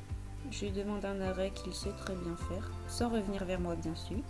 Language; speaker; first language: French; native; French